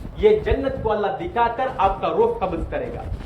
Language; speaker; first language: Urdu; non-native, learner; Tamil